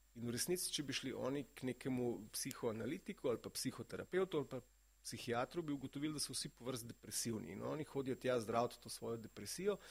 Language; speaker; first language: Slovenian; native; Slovenian